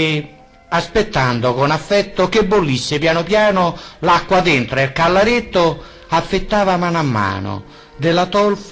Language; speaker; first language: Italian; native; Italian